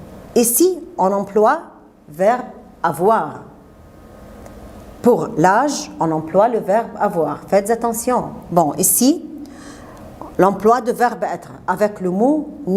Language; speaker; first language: French; non-native, fluent; Arabic